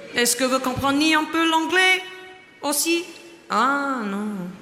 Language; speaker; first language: French; non-native, learner; English